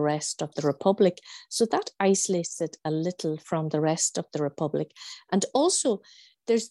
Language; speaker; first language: English; native; English